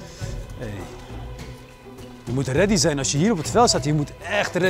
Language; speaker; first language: Dutch; native; Dutch